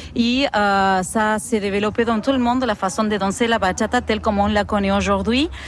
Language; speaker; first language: French; non-native, fluent; Spanish